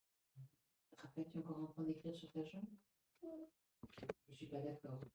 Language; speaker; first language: French; native; French